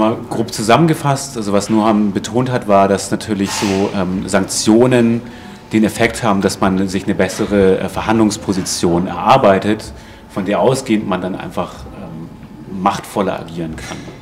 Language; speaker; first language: German; native; German